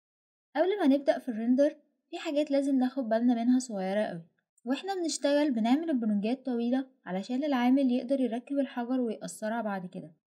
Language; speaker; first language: Arabic; native; Arabic